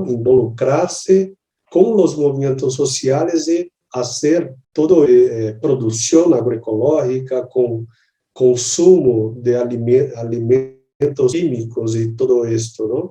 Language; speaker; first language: Spanish; non-native, learner; Portuguese